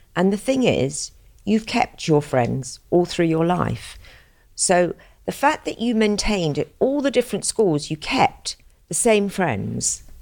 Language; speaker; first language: English; native; English